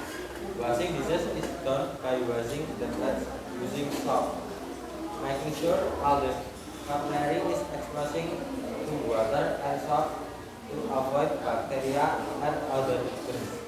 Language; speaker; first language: English; non-native, learner; Indonesian